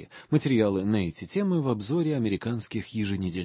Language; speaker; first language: Russian; native; Russian